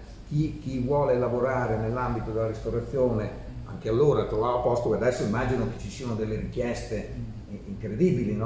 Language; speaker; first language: Italian; native; Italian